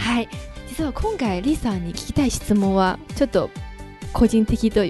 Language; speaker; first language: Japanese; non-native, fluent; Chinese